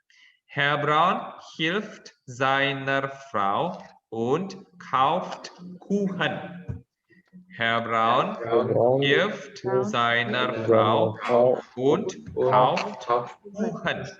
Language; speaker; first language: German; non-native, fluent; Indonesian